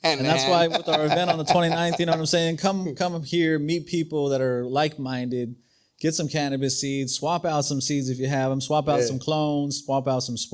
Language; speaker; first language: English; native; English